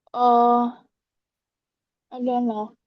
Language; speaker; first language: English; non-native, learner; Vietnamese